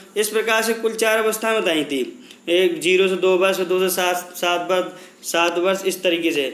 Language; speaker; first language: Hindi; native; Hindi